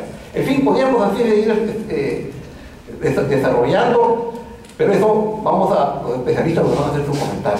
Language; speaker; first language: Spanish; native; Spanish